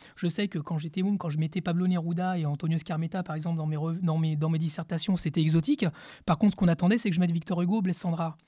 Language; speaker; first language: French; early bilingual, other home language; Spanish